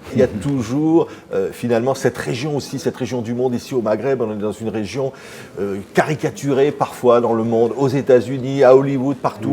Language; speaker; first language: French; native; French